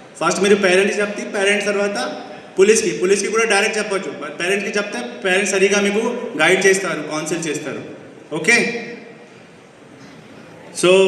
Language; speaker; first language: Telugu; non-native, fluent; Hindi